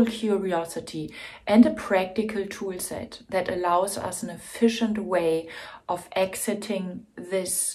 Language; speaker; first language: English; non-native, fluent; German